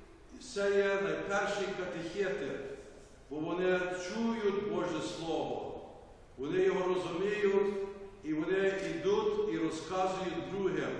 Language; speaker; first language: Ukrainian; early bilingual, heritage; Ukrainian